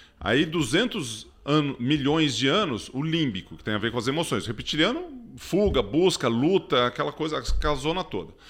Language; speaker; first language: Portuguese; native; Portuguese